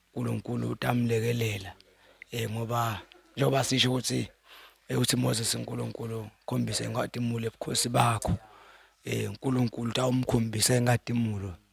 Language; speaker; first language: Zulu; non-native, local second language; Swati